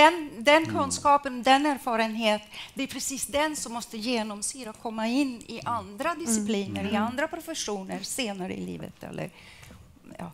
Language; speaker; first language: Swedish; non-native, fluent; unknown